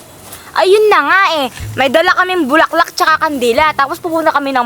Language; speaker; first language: Filipino; native; Filipino